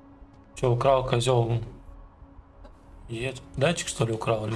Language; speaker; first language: Russian; native; Russian